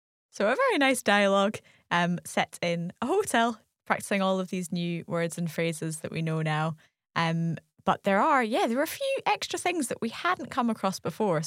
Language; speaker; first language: English; native; English